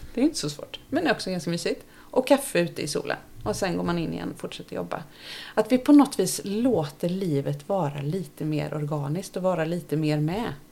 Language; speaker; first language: Swedish; native; Swedish